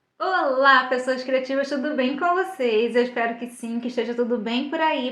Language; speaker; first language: Portuguese; native; Portuguese